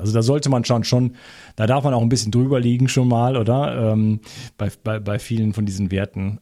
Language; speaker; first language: German; native; German